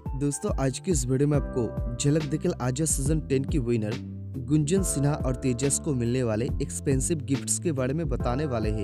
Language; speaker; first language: Hindi; native; Hindi